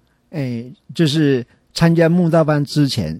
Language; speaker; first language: Chinese; native; Chinese